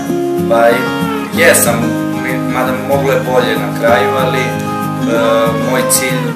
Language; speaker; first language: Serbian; early bilingual, heritage; Serbian